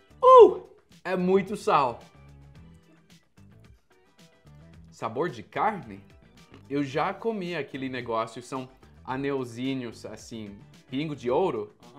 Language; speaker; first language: Portuguese; non-native, fluent; English